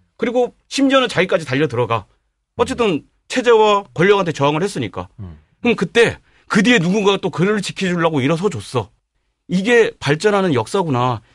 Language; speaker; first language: Korean; native; Korean